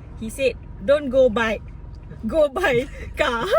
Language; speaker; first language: English; non-native, learner; Malay